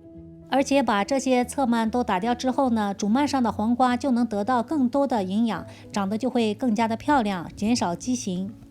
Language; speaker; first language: Chinese; native; Chinese